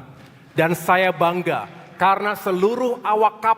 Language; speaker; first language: Indonesian; native; Indonesian